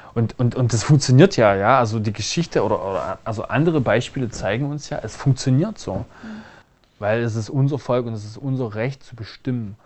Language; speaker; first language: German; non-native, local second language; Upper Sorbian